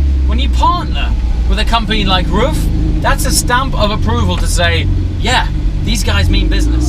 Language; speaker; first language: English; native; English